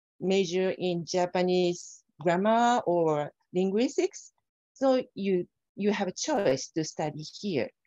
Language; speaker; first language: English; non-native, fluent; Japanese